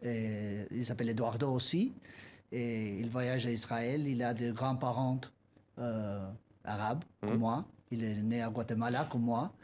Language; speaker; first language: French; non-native, learner; Spanish